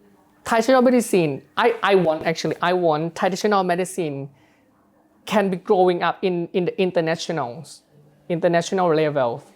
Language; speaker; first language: English; non-native, learner; Thai